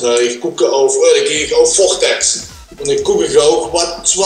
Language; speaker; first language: German; non-native, learner; Dutch